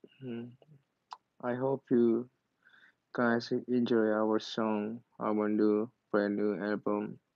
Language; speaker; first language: English; non-native, learner; Korean